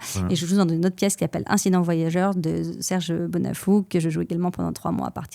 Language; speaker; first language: French; native; French